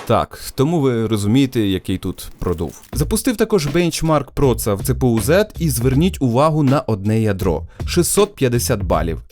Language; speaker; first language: Ukrainian; non-native, local second language; Russian